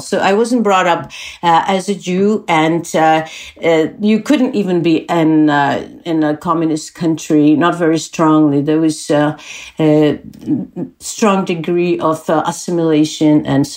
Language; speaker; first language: English; non-native, fluent; Czech